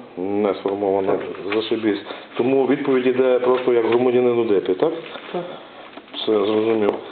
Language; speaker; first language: Ukrainian; native; Ukrainian